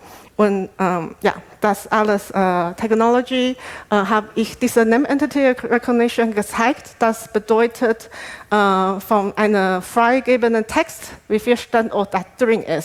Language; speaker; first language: German; non-native, learner; Chinese